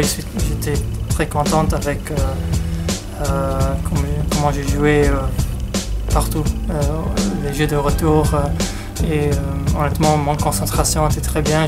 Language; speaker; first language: French; non-native, fluent; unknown